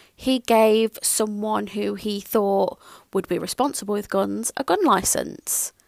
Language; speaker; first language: English; native; English